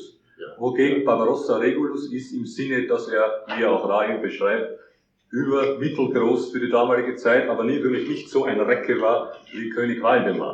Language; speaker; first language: German; native; German